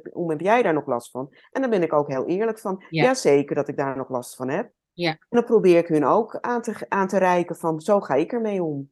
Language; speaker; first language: Dutch; native; Dutch